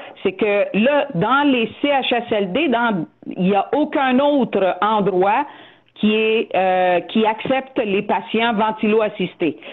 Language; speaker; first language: French; native; French